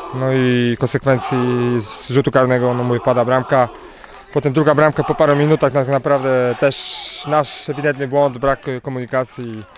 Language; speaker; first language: Polish; native; Polish